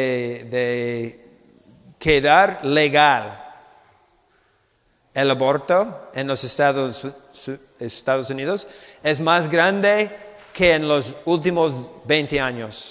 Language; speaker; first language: Spanish; non-native, fluent; English